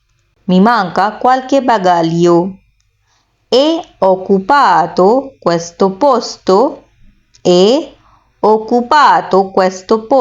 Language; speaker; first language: Italian; non-native, fluent; Urdu